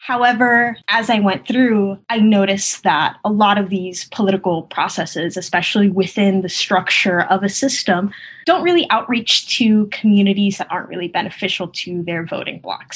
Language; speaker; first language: English; early bilingual, other home language; Spanish